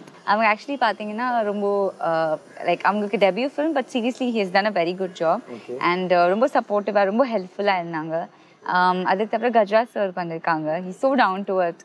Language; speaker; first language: Tamil; non-native, fluent; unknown